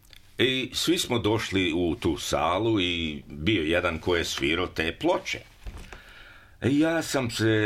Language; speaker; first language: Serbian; early bilingual, heritage; Serbian